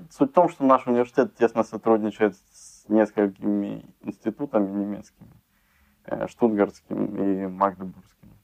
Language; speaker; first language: Russian; native; Russian